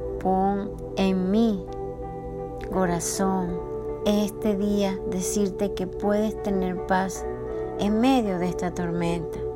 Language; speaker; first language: Spanish; native; Spanish